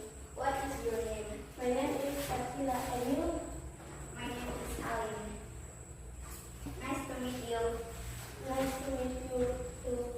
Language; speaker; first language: English; non-native, learner; Indonesian